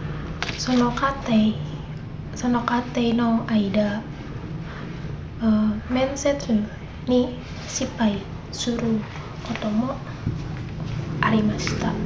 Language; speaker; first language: Japanese; non-native, learner; Indonesian